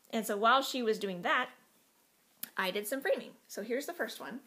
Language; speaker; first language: English; native; English